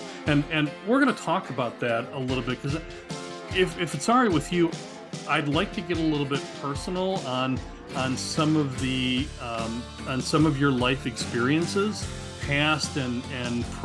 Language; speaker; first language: English; native; English